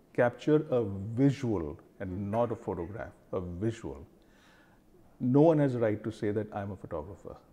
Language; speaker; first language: English; non-native, local second language; Hindi